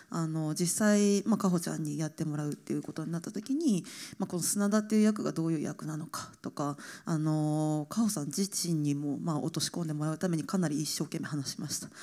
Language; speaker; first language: Japanese; native; Japanese